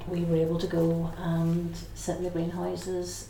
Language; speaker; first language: English; native; English